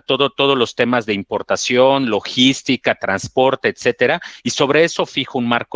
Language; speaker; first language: Spanish; native; Spanish